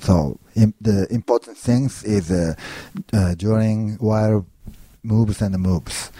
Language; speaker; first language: English; non-native, learner; Japanese